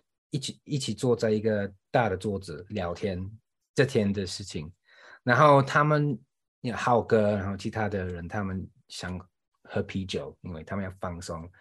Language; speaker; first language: Chinese; non-native, fluent; English